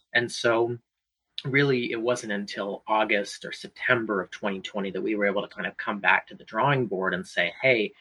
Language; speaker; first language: English; native; English